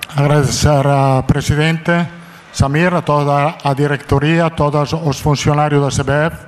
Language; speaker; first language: Portuguese; non-native, fluent; Italian